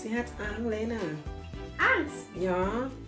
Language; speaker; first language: German; non-native, learner; Thai